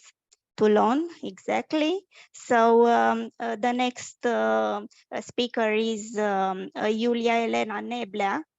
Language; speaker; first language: English; non-native, fluent; Romanian